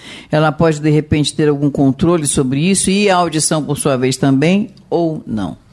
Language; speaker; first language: Portuguese; native; Portuguese